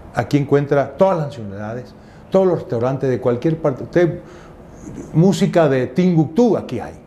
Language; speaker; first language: Spanish; native; Spanish